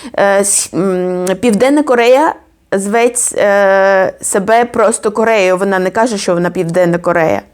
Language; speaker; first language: Ukrainian; non-native, fluent; Georgian